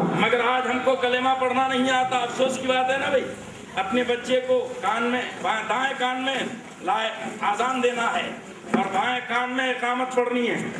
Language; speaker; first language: Urdu; native; Urdu